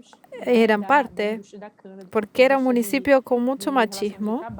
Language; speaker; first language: Spanish; non-native, fluent; Portuguese